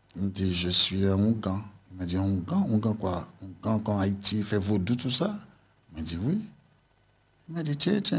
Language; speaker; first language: French; native; French